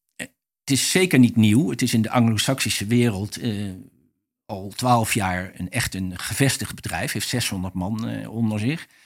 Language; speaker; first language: Dutch; native; Dutch